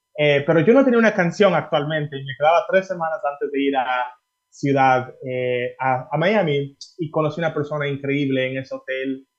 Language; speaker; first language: Spanish; early bilingual, heritage; Spanish